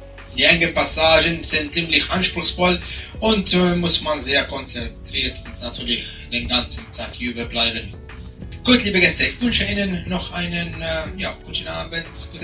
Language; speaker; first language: German; non-native, fluent; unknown